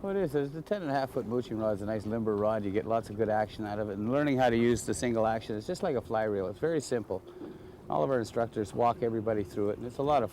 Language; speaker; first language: English; native; English